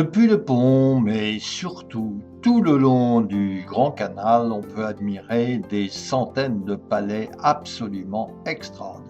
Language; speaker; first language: French; native; French